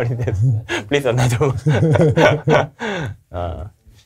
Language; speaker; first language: English; non-native, learner; Korean